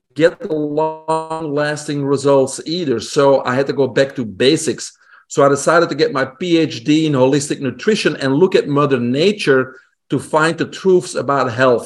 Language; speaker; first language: English; non-native, fluent; Dutch